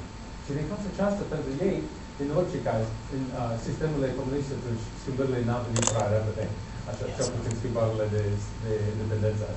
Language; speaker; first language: Romanian; non-native, learner; English